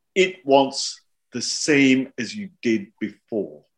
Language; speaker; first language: English; non-native, local second language; Hindi